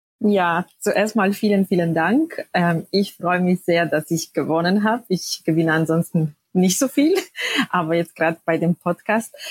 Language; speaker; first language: German; non-native, fluent; Polish